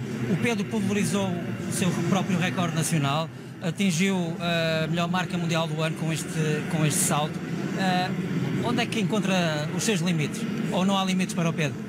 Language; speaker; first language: Portuguese; native; Portuguese